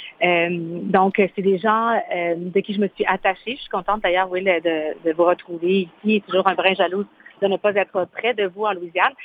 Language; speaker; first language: French; early bilingual, other home language; Spanish